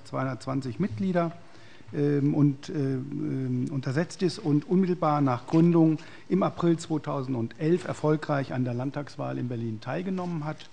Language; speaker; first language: German; native; German